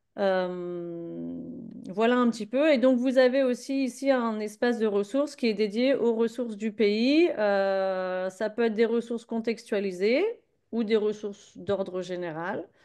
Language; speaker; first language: French; native; French